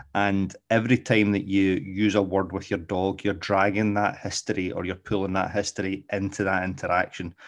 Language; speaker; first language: English; native; English